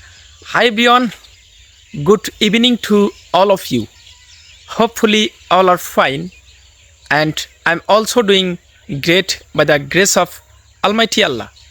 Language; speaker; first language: English; non-native, learner; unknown